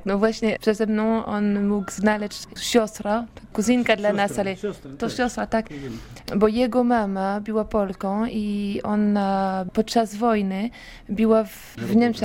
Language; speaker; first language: Polish; non-native, learner; French